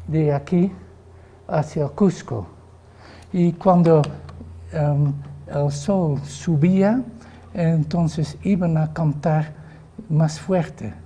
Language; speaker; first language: Spanish; non-native, fluent; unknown